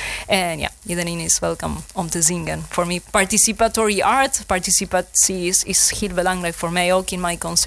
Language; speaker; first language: Dutch; non-native, learner; Spanish